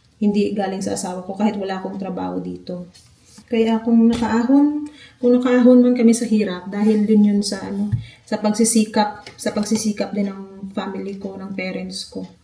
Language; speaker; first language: Filipino; non-native, local second language; Hiligaynon